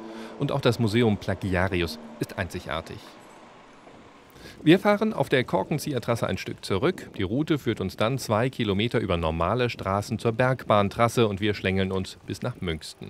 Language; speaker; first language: German; native; German